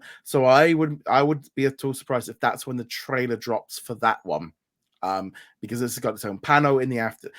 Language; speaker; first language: English; native; English